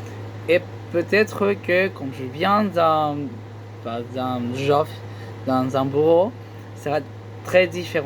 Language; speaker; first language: French; non-native, learner; Spanish